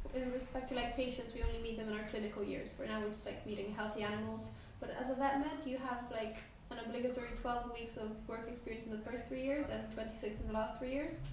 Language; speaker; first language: English; non-native, fluent; Polish